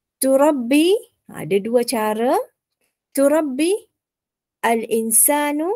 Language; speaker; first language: Arabic; non-native, fluent; Malay